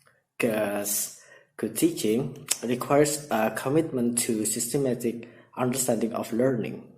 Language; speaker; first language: English; non-native, learner; Indonesian